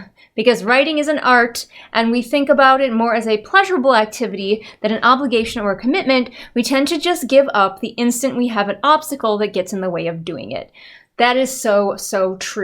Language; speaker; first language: English; native; English